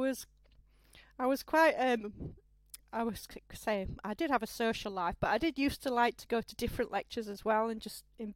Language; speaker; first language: English; native; English